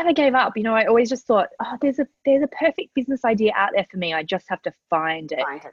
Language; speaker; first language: English; native; English